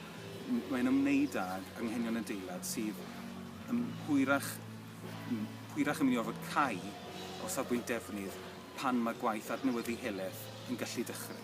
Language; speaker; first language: Welsh; native; Welsh